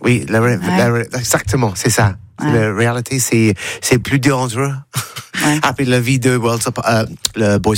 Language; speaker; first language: French; non-native, learner; English